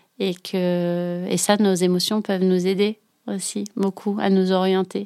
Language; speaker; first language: French; native; French